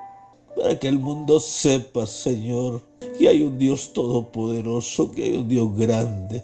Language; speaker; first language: Spanish; native; Spanish